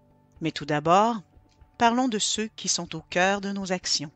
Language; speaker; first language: French; native; French